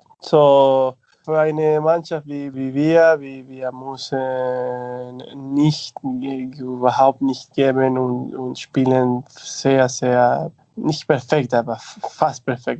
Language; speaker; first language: German; non-native, learner; Spanish